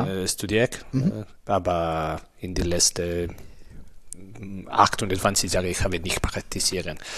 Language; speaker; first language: German; non-native, learner; Spanish